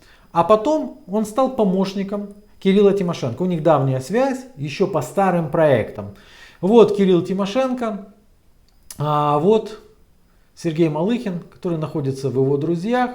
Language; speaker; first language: Russian; native; Russian